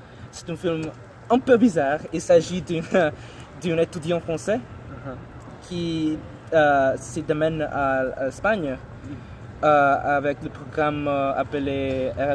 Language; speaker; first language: French; non-native, learner; English